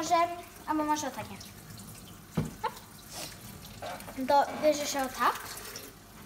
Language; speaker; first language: Polish; early bilingual, heritage; Polish